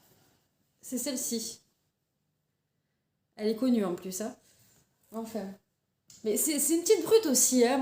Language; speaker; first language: French; native; French